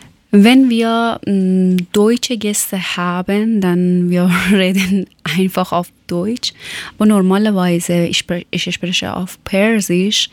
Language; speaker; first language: German; non-native, learner; Persian